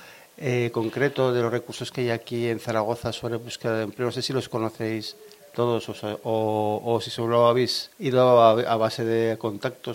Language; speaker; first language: Spanish; native; Spanish